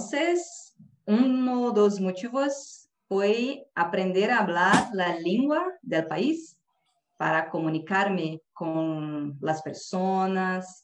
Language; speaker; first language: Spanish; non-native, learner; Portuguese